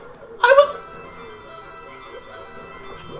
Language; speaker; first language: English; native; English